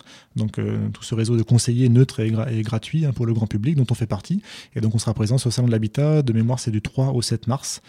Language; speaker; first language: French; native; French